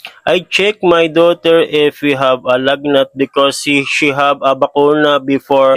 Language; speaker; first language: English; non-native, learner; Filipino